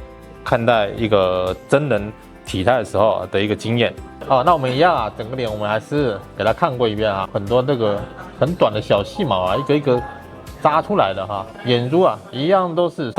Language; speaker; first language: Chinese; native; Chinese